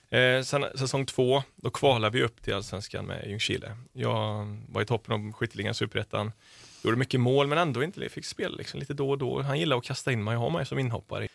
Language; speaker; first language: Swedish; native; Swedish